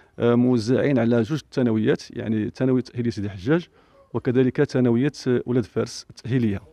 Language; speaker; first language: Arabic; native; Arabic